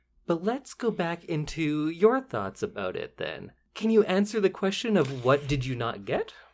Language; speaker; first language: English; native; English